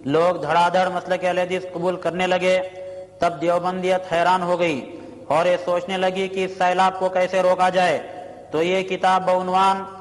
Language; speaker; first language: Urdu; native; Urdu